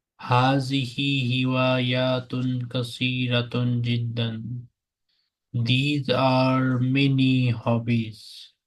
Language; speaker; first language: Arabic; non-native, fluent; Urdu